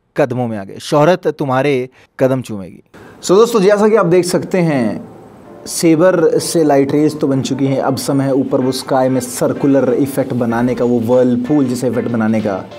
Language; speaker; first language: Hindi; native; Hindi